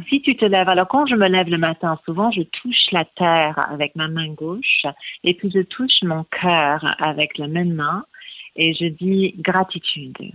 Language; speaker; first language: French; non-native, fluent; English